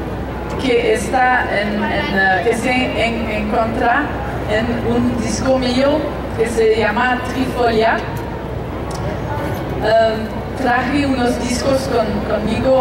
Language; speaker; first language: Spanish; non-native, learner; French